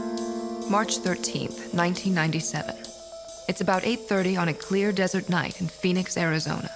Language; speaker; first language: English; native; English